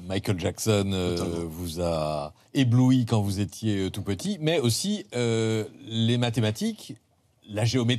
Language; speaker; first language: French; native; French